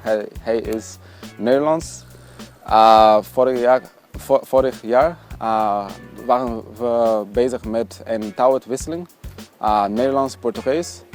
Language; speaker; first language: Dutch; non-native, fluent; Portuguese